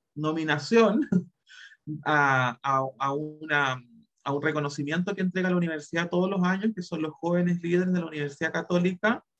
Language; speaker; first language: Spanish; native; Spanish